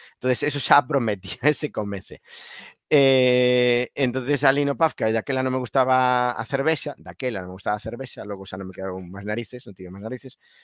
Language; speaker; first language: Galician; native; Galician